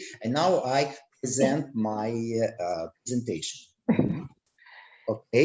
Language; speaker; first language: English; non-native, learner; Russian